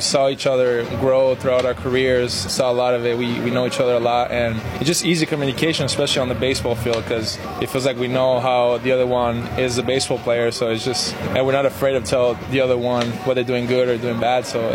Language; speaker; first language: English; non-native, fluent; Spanish